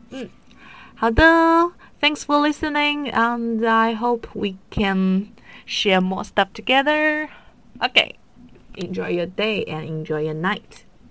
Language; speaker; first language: English; non-native, fluent; Chinese